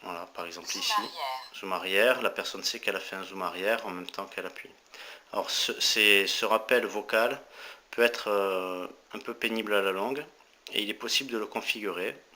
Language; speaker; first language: French; native; French